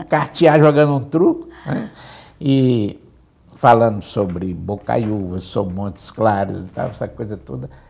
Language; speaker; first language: Portuguese; native; Portuguese